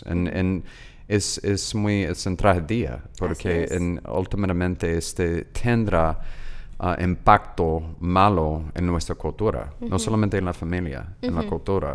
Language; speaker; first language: Spanish; non-native, learner; English